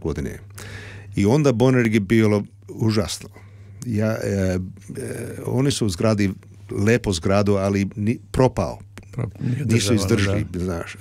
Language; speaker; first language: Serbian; early bilingual, heritage; Serbian